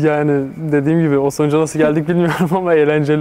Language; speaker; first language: Turkish; native; Turkish